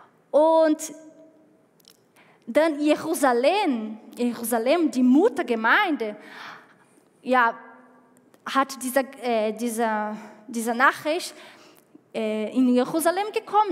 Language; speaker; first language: German; non-native, fluent; Portuguese